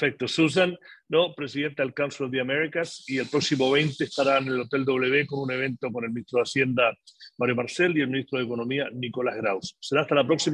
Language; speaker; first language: Spanish; native; Spanish